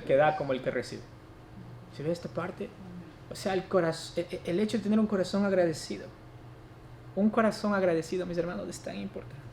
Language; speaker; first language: Spanish; native; Spanish